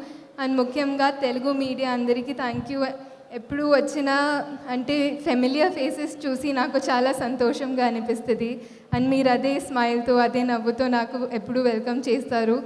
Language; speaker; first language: Telugu; non-native, fluent; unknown